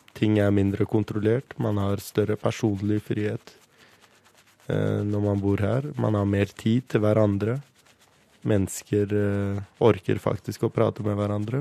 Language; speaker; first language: Norwegian; early bilingual, other home language; Kurdish